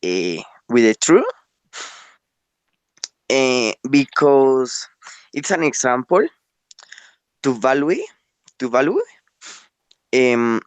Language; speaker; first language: English; non-native, learner; Spanish